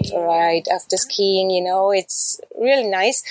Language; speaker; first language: English; non-native, fluent; German